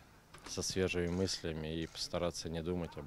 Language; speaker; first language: Russian; native; Russian